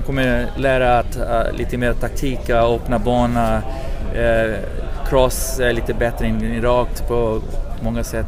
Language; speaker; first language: Swedish; non-native, fluent; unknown